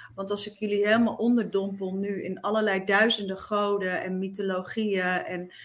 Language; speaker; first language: Dutch; native; Dutch